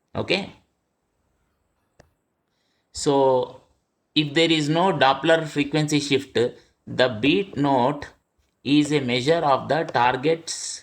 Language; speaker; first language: English; non-native, local second language; Telugu